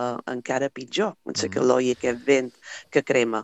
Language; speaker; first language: Catalan; native; Catalan